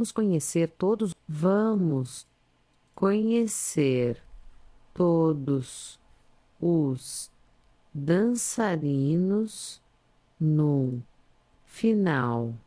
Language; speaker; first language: Portuguese; non-native, learner; English